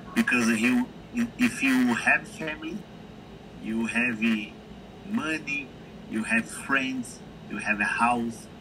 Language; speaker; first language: English; non-native, learner; Portuguese